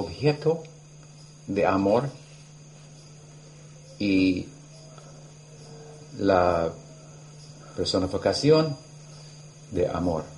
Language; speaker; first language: Spanish; non-native, learner; English